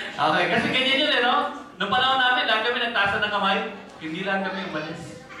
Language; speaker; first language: Filipino; native; Filipino